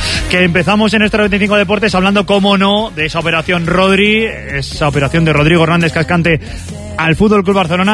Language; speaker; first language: Spanish; native; Spanish